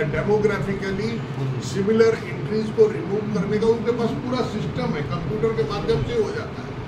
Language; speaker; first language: Hindi; non-native, local second language; Bangla